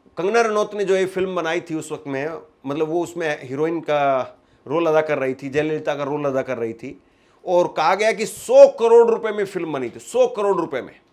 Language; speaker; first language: Hindi; native; Hindi